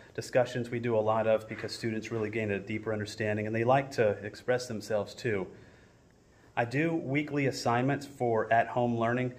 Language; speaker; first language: English; native; English